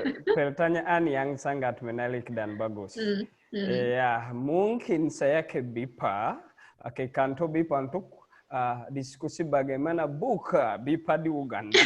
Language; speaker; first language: Indonesian; non-native, learner; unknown